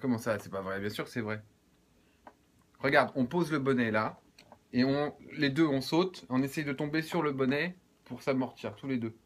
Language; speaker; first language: French; native; French